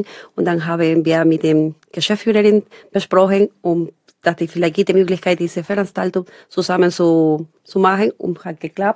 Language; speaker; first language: German; non-native, learner; Spanish